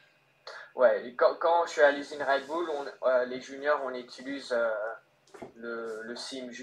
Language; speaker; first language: French; early bilingual, heritage; French